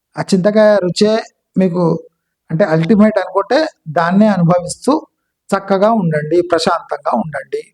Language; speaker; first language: Telugu; non-native, local second language; Kannada